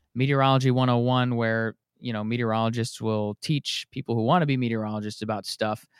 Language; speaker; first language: English; native; English